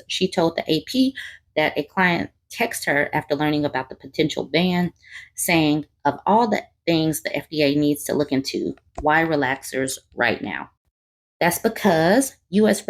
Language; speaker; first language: English; native; English